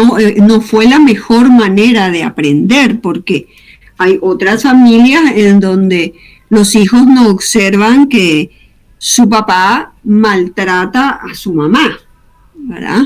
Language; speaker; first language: Spanish; native; Spanish